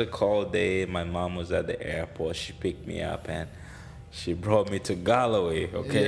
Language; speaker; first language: English; non-native, local second language; Ganda